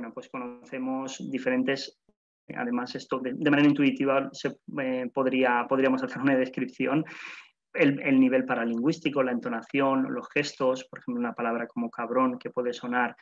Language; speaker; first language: Spanish; native; Spanish